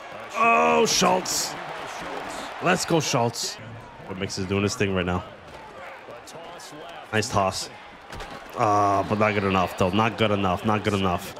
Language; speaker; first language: English; native; English